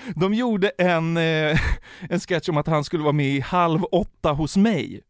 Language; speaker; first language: Swedish; native; Swedish